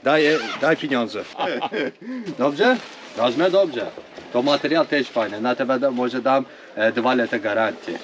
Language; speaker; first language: Polish; non-native, learner; Turkish